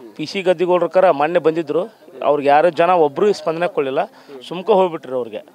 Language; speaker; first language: Kannada; native; Kannada